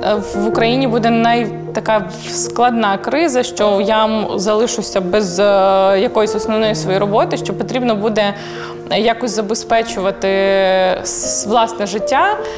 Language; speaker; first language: Ukrainian; native; Ukrainian